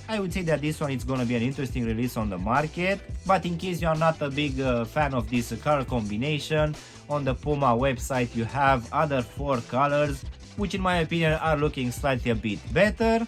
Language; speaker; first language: English; non-native, fluent; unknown